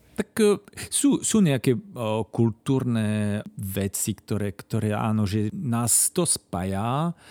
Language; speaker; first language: Slovak; non-native, fluent; French